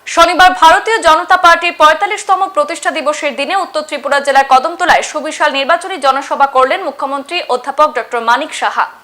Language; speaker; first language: Bangla; native; Bangla